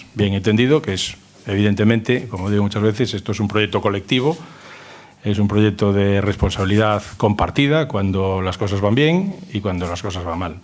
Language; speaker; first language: Spanish; native; Spanish